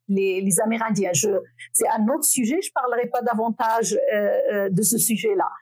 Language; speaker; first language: French; non-native, local second language; Arabic